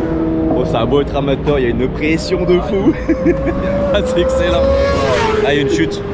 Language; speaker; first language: French; native; French